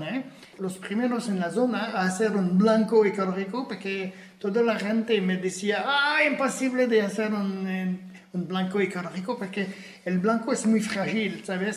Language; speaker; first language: Spanish; non-native, fluent; French